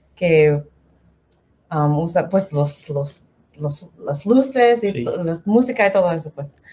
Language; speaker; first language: Spanish; non-native, learner; English